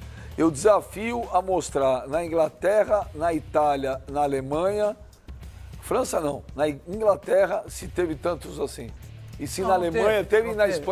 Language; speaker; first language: Portuguese; native; Portuguese